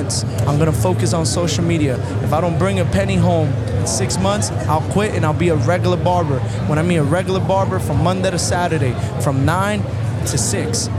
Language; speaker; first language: English; early bilingual, other home language; Spanish